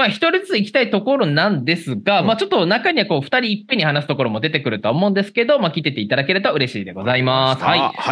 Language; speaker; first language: Japanese; native; Japanese